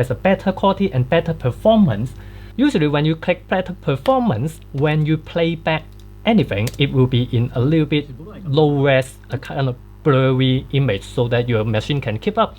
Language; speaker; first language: English; non-native, fluent; Cantonese